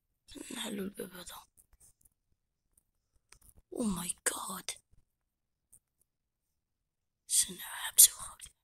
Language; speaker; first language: Arabic; native; Arabic